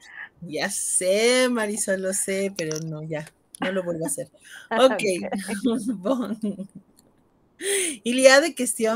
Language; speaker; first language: Spanish; native; Spanish